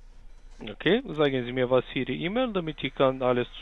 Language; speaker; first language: German; non-native, learner; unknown